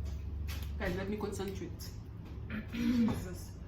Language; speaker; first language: English; non-native, learner; Haitian Creole